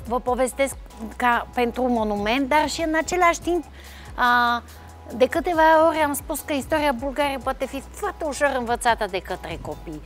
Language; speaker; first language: Romanian; non-native, fluent; Bulgarian